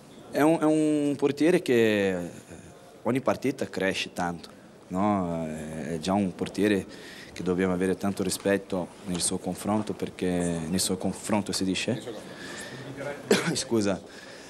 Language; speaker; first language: Italian; non-native, fluent; Portuguese